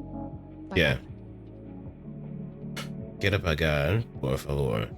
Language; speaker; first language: Spanish; non-native, learner; English